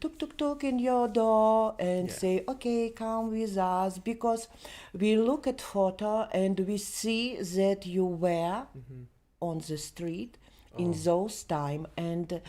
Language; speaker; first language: English; non-native, learner; Belarusian